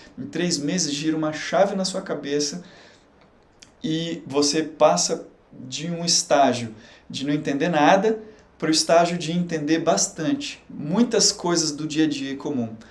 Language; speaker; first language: Portuguese; native; Portuguese